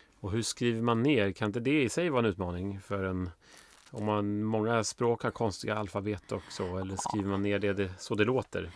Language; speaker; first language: Swedish; native; Swedish